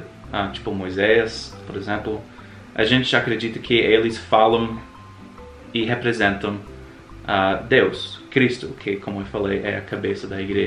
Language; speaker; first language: Portuguese; non-native, fluent; English